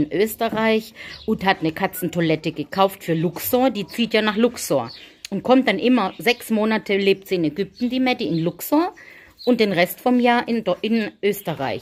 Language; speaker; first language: German; native; German